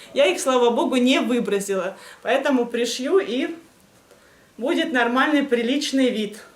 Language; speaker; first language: Russian; native; Russian